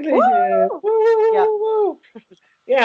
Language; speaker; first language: German; native; German